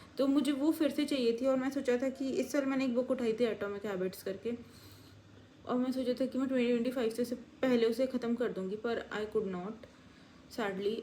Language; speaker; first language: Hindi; native; Hindi